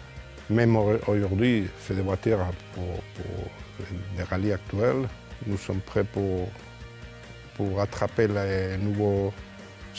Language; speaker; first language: French; non-native, fluent; Spanish